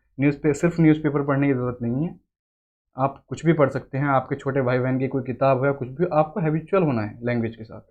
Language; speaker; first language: Hindi; native; Hindi